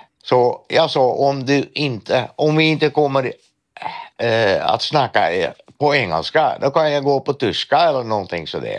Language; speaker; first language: Swedish; non-native, fluent; Dutch